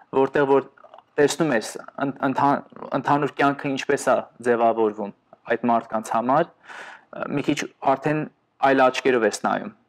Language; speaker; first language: Armenian; early bilingual, heritage; Armenian